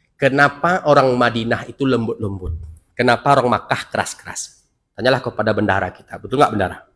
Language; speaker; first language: Indonesian; non-native, local second language; Minangkabau